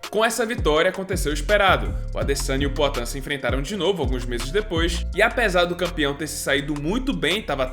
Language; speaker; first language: Portuguese; native; Portuguese